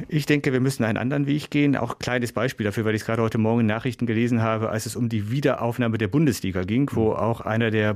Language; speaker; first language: German; native; German